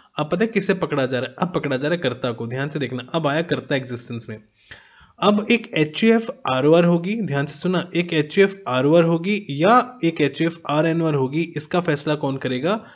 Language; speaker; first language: Hindi; native; Hindi